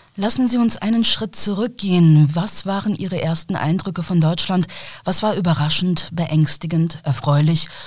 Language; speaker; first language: German; native; German